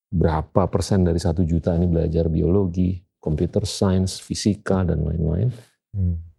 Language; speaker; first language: Indonesian; native; Indonesian